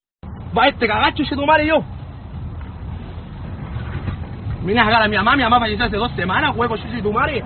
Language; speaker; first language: Spanish; native; Spanish